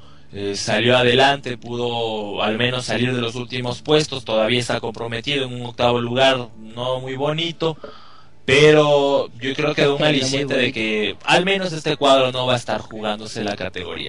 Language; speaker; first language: Spanish; native; Spanish